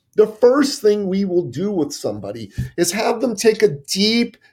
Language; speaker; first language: English; early bilingual, other home language; Persian